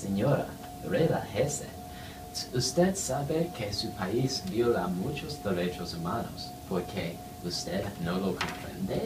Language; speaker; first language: Spanish; non-native, learner; English